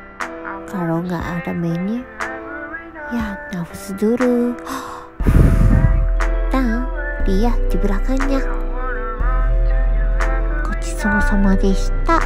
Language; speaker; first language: Indonesian; non-native, learner; Japanese